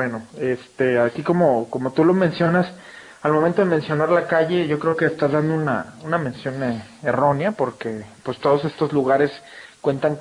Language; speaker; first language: Spanish; native; Spanish